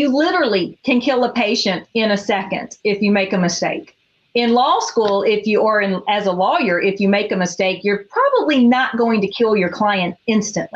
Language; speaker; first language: English; native; English